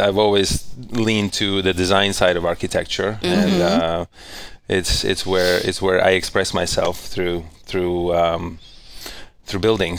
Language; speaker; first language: English; non-native, fluent; Spanish